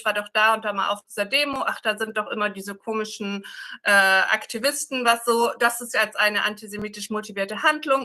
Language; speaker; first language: German; native; German